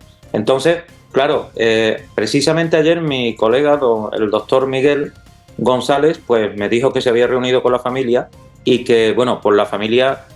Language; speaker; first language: Spanish; native; Spanish